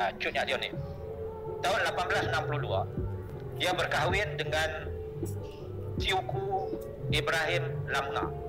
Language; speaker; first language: Malay; native; Malay